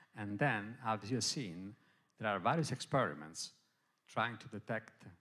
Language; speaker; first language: English; non-native, fluent; Italian